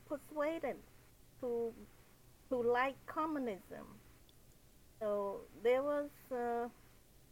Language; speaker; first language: English; non-native, fluent; Khmer